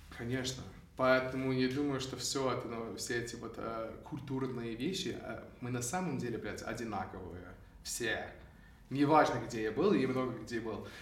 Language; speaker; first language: Russian; non-native, fluent; English